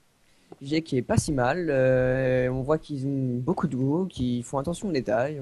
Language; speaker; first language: French; native; French